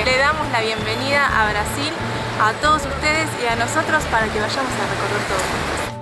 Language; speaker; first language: Spanish; native; Spanish